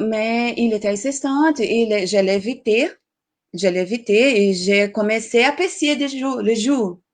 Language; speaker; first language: French; non-native, learner; Portuguese